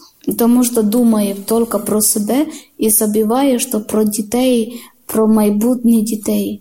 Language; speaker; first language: Ukrainian; non-native, learner; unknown